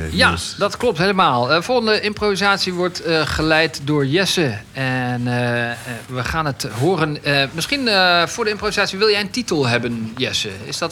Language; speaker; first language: Dutch; native; Dutch